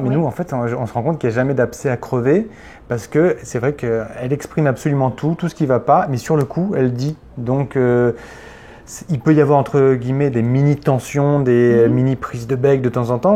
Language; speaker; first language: French; native; French